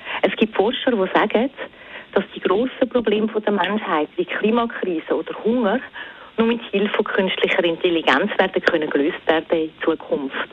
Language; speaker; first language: German; native; German